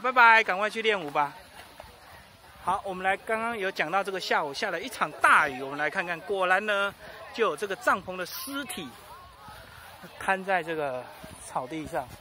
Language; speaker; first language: Chinese; native; Chinese